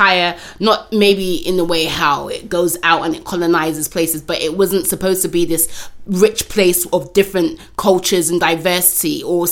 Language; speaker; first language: English; native; English